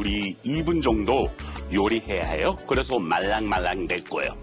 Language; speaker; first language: Korean; non-native, learner; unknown